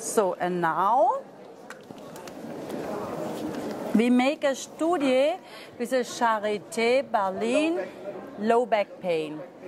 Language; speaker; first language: English; non-native, learner; German